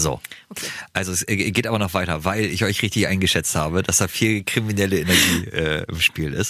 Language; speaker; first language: German; native; German